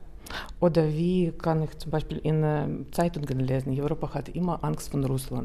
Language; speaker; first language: German; non-native, learner; Russian